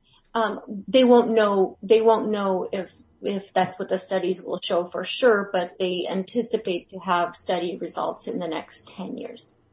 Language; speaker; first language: English; early bilingual, other home language; Russian